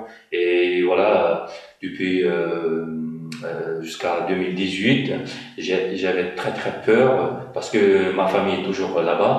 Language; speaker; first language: French; non-native, fluent; Uyghur